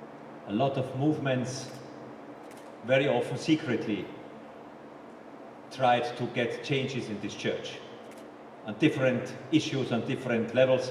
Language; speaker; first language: English; non-native, fluent; German